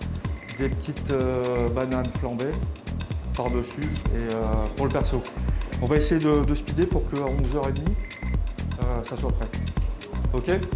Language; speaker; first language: French; native; French